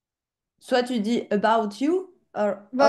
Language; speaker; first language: English; non-native, fluent; French